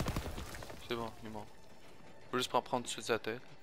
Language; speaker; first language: French; native; French